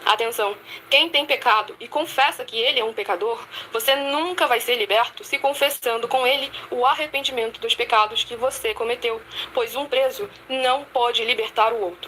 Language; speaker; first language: Portuguese; native; Portuguese